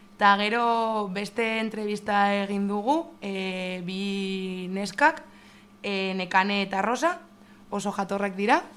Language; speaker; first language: Basque; non-native, local second language; Spanish